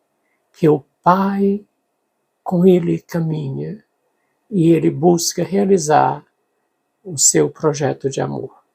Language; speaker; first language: Portuguese; native; Portuguese